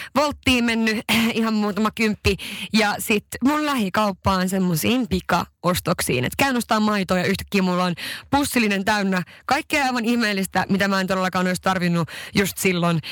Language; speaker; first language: Finnish; early bilingual, heritage; Finnish